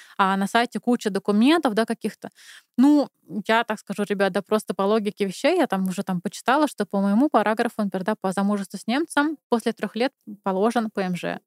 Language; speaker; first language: Russian; native; Russian